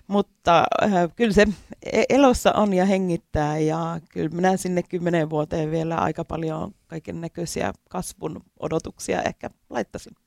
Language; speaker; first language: Finnish; native; Finnish